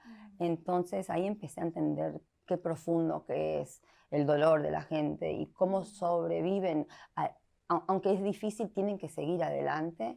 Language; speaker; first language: Spanish; early bilingual, heritage; Spanish